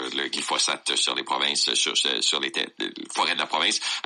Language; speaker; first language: French; native; French